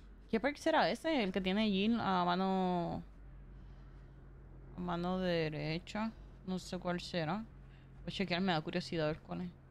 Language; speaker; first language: Spanish; native; Spanish